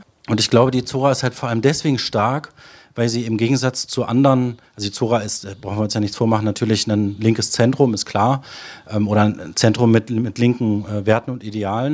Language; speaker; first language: German; native; German